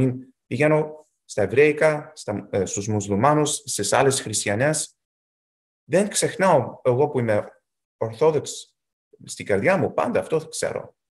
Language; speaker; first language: Greek; early bilingual, heritage; Greek